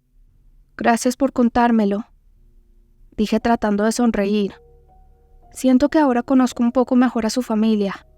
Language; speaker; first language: Spanish; native; Spanish